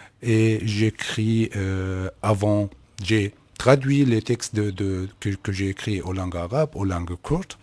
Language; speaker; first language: French; non-native, learner; Kurdish